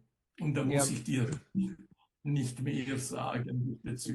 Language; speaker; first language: German; non-native, local second language; Italian